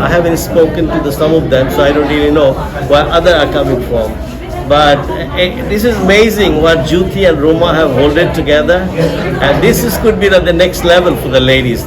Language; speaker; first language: English; non-native, local second language; Bangla